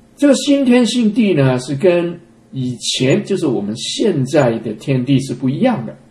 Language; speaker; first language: Chinese; non-native, local second language; Cantonese